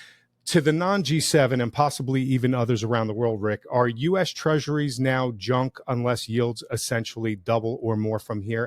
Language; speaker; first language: English; native; English